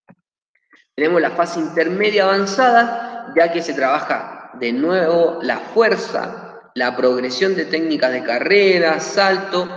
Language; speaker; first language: Spanish; native; Spanish